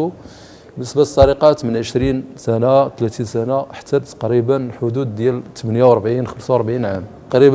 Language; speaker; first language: Arabic; native; Arabic